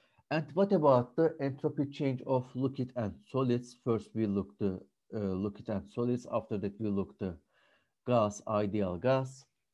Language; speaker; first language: English; non-native, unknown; Turkish